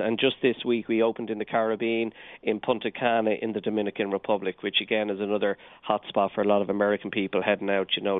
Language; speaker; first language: English; native; English